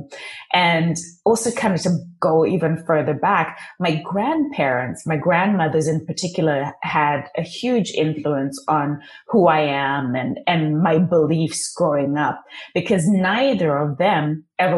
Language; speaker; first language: English; non-native, local second language; Shona